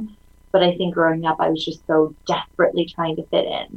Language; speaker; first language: English; early bilingual, other home language; Chinese